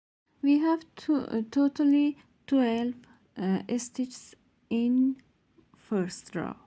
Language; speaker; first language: English; non-native, learner; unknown